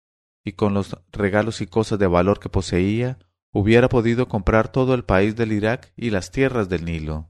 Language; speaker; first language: Spanish; native; Spanish